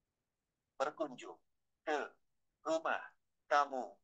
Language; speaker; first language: Indonesian; non-native, learner; Vietnamese